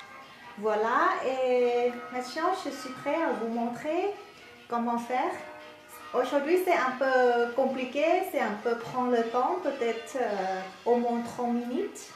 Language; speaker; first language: French; non-native, learner; Thai